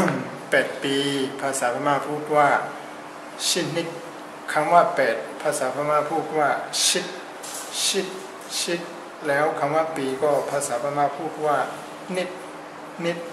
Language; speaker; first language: Thai; non-native, fluent; Burmese